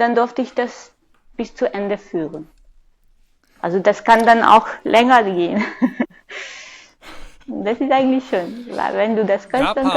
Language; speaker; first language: German; non-native, fluent; Hungarian